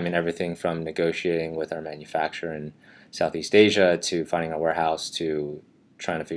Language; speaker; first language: English; native; English